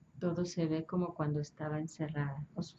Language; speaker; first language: Spanish; native; Spanish